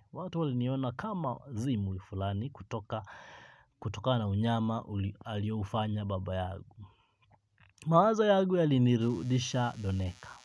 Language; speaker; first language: Swahili; non-native, local second language; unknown